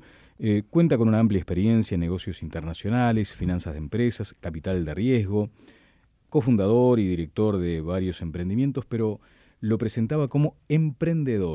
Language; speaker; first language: Spanish; native; Spanish